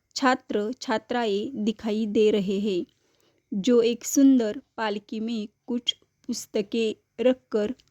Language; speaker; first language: Hindi; non-native, local second language; Marathi